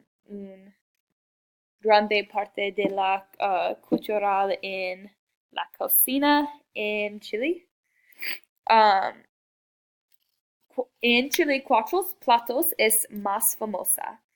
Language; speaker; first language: Spanish; non-native, learner; English